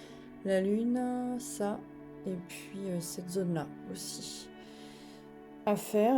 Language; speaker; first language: French; native; French